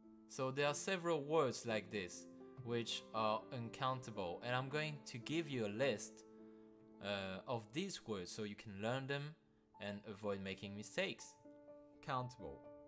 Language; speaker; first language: English; non-native, fluent; French